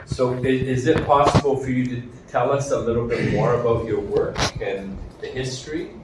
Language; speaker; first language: English; native; English